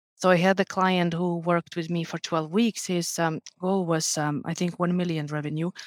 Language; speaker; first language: English; non-native, fluent; Lithuanian